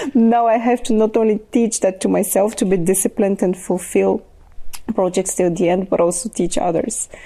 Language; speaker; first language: English; non-native, fluent; Bulgarian